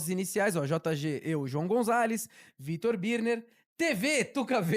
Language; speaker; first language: Portuguese; native; Portuguese